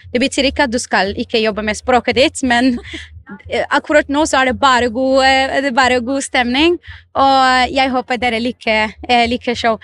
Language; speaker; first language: Norwegian; non-native, fluent; Arabic